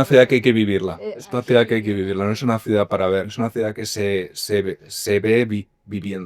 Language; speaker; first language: Spanish; native; Spanish